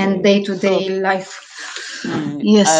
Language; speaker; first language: English; non-native, learner; Romanian